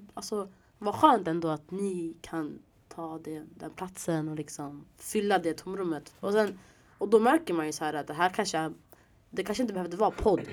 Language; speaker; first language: Swedish; early bilingual, other home language; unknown